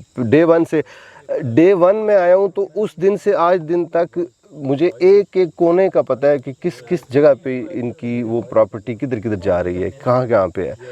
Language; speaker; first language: Urdu; non-native, local second language; Pahari-Potwari